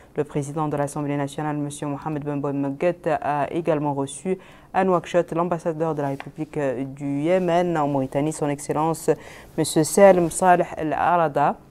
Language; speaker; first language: French; non-native, local second language; Arabic